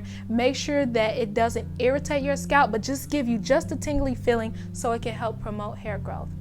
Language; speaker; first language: English; native; English